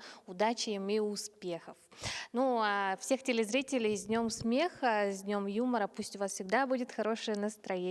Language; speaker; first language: Russian; native; Russian